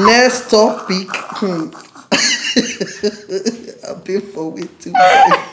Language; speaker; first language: English; non-native, local second language; Yoruba